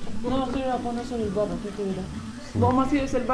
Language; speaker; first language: Spanish; native; Spanish